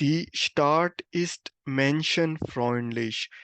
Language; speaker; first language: German; non-native, fluent; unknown